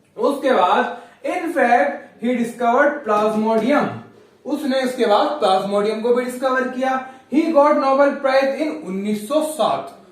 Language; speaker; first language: Hindi; native; Hindi